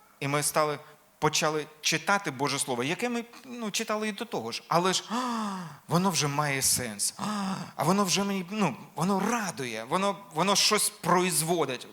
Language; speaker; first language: Ukrainian; non-native, local second language; Russian